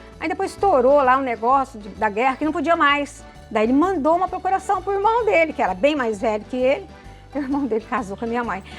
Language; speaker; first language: Portuguese; early bilingual, other home language; Italian